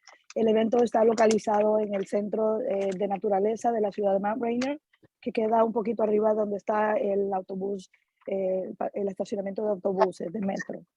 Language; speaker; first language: Spanish; native; Spanish